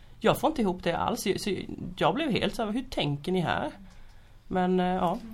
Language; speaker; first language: Swedish; native; Swedish